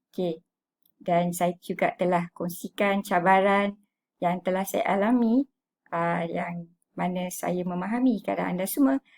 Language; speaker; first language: Malay; native; Malay